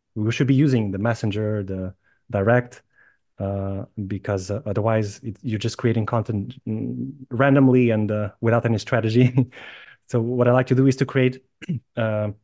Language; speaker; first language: English; non-native, fluent; Portuguese